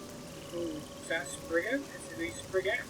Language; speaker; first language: English; native; English